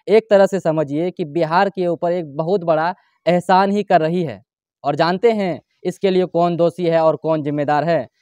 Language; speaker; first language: Hindi; native; Hindi